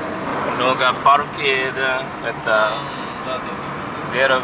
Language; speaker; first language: Russian; non-native, learner; English